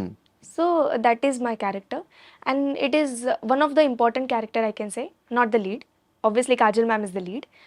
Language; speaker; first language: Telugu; non-native, learner; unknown